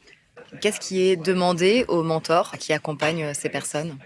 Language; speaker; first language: French; native; French